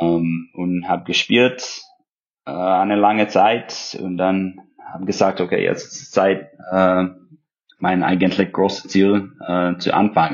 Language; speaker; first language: German; non-native, fluent; English